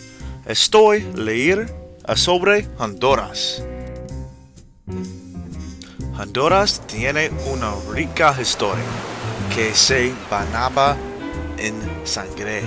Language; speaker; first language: Spanish; non-native, learner; English